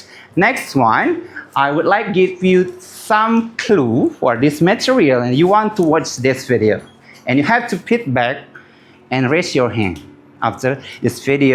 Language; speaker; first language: English; non-native, learner; Indonesian